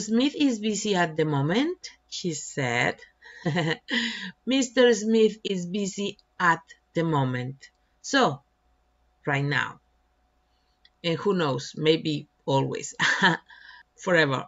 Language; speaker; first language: English; non-native, fluent; Spanish